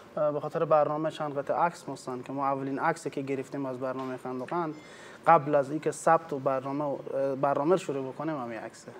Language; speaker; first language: Persian; native; Persian